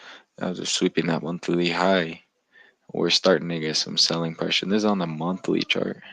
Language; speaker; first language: English; native; English